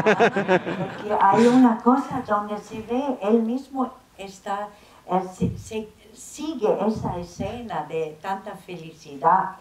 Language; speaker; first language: Spanish; non-native, fluent; German